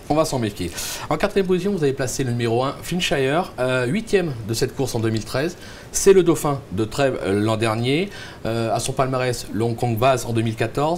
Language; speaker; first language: French; native; French